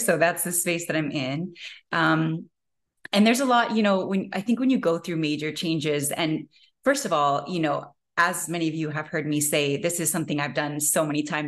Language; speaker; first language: English; native; English